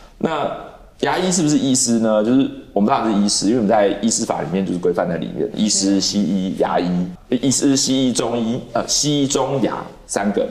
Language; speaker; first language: Chinese; native; Chinese